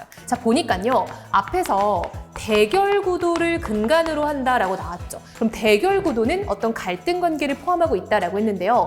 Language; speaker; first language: Korean; native; Korean